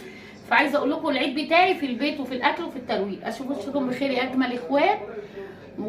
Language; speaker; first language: Arabic; native; Arabic